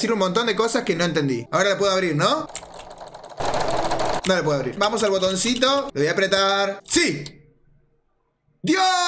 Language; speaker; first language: Spanish; native; Spanish